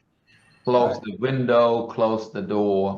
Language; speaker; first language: English; non-native, learner; Khmer